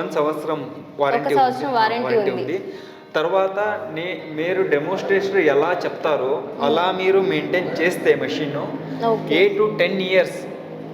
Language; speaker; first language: Telugu; non-native, local second language; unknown